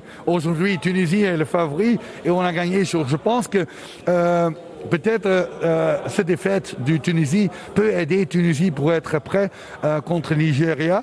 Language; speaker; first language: French; non-native, local second language; Dutch